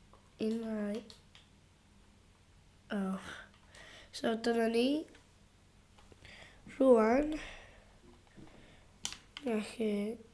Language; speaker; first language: Welsh; non-native, local second language; English